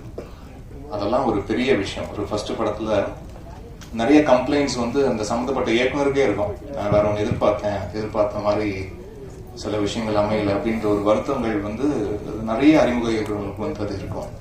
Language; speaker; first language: Tamil; native; Tamil